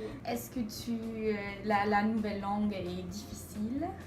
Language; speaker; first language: French; non-native, learner; English